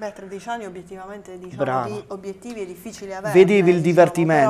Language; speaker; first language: Italian; native; Italian